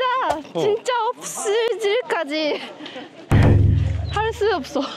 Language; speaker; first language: Korean; non-native, learner; Japanese